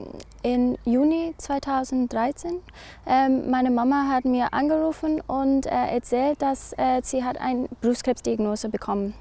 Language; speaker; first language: German; non-native, learner; English